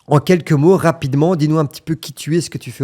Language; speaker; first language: French; native; French